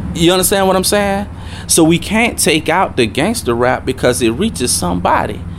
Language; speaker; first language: English; native; English